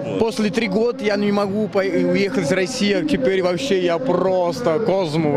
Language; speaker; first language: Russian; non-native, learner; Portuguese